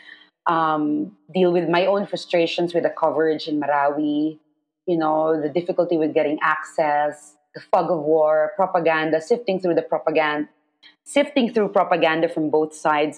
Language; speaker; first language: English; non-native, local second language; Filipino